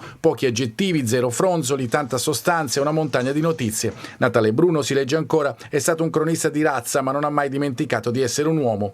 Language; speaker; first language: Italian; native; Italian